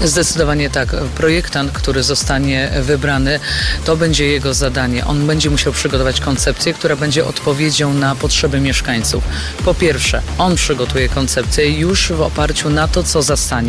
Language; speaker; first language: Polish; native; Polish